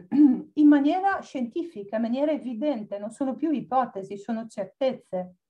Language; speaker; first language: Italian; native; Italian